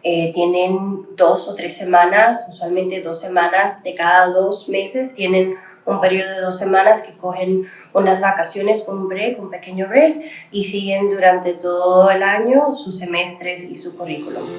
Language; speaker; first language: Spanish; early bilingual, other home language; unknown